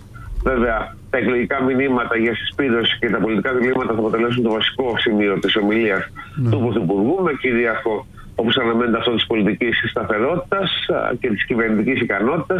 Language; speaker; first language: Greek; native; Greek